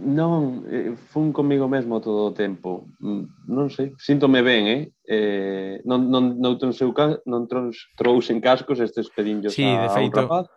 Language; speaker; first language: Galician; non-native, local second language; Spanish